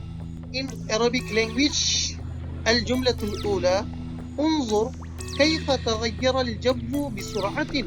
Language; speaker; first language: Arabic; non-native, fluent; Urdu